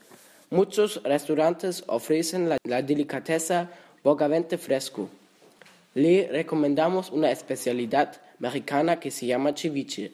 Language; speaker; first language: Spanish; non-native, learner; German